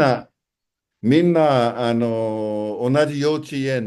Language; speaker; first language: Japanese; non-native, fluent; English